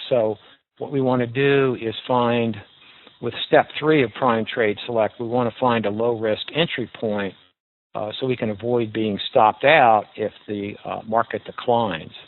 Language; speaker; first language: English; native; English